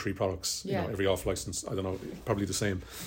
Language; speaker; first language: English; native; English